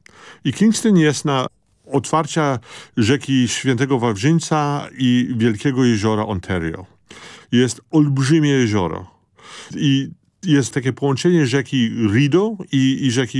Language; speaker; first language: Polish; early bilingual, heritage; Polish